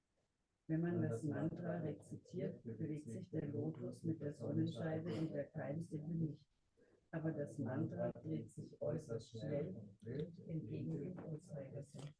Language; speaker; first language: German; native; German